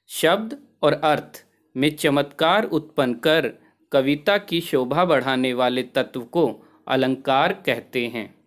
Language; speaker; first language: Hindi; native; Hindi